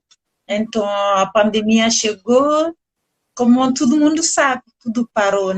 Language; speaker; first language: Portuguese; non-native, learner; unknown